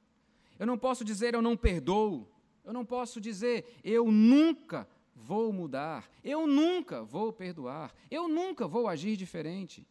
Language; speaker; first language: Portuguese; native; Portuguese